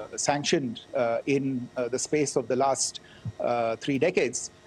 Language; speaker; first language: English; non-native, local second language; Hindi